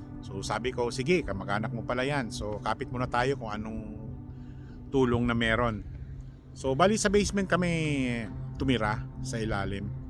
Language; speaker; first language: Filipino; native; Filipino